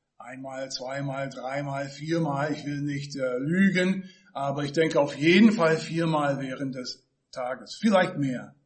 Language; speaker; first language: German; non-native, fluent; English